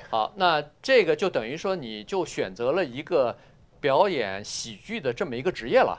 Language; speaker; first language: Chinese; native; Chinese